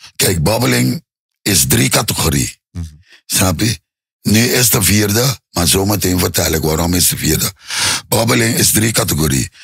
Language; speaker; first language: Dutch; non-native, local second language; Papiamento